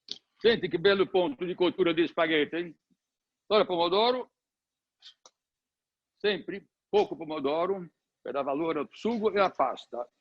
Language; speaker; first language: Italian; non-native, learner; Portuguese